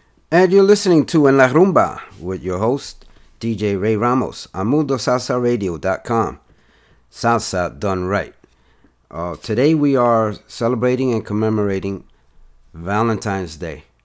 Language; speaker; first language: English; native; English